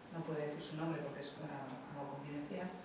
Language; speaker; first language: Spanish; native; Spanish